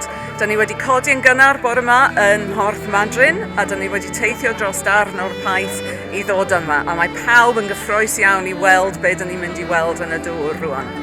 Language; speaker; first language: Welsh; native; Welsh